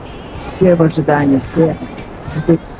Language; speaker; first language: Russian; native; Russian